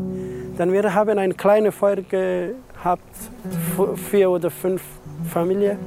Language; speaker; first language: German; non-native, learner; Persian